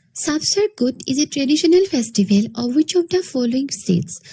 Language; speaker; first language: English; non-native, local second language; Assamese